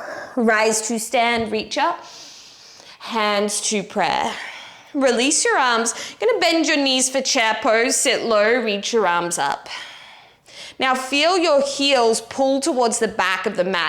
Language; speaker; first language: English; native; English